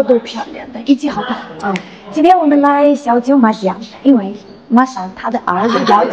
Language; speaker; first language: Chinese; non-native, learner; Ukrainian